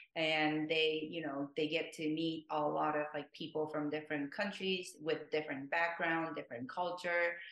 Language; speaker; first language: English; non-native, fluent; Japanese